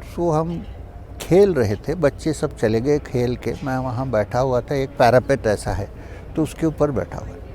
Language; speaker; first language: Hindi; non-native, local second language; Urdu